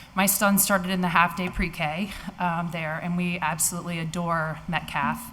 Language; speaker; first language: English; native; English